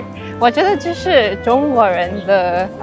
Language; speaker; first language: Chinese; non-native, learner; English